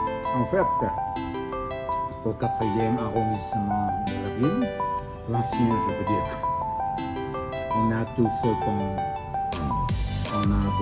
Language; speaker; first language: French; non-native, fluent; Vietnamese